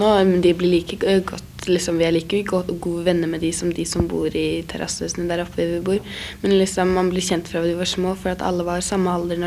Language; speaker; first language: Norwegian; native; Norwegian